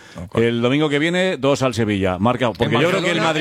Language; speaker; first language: Spanish; native; Spanish